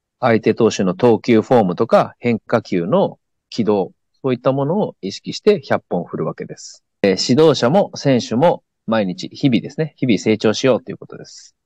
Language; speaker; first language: Japanese; native; Japanese